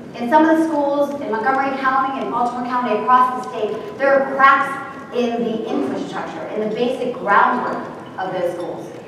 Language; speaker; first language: English; native; English